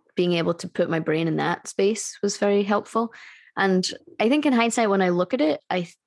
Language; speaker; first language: English; native; English